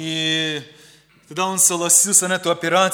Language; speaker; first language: Polish; non-native, learner; Russian